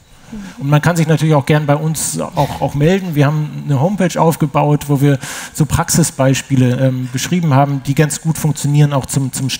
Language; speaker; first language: German; native; German